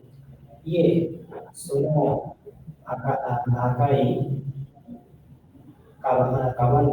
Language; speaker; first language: Japanese; non-native, learner; Bangla